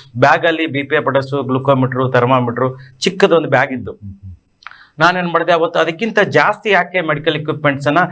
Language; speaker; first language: Kannada; native; Kannada